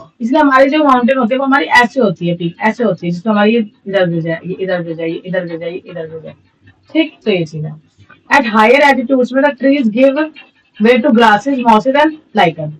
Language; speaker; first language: Hindi; native; Hindi